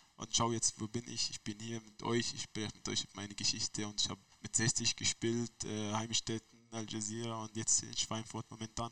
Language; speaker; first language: German; non-native, learner; Arabic